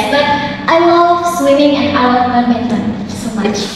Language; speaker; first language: English; non-native, learner; Indonesian